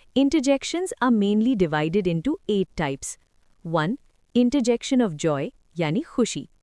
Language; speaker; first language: English; non-native, local second language; Hindi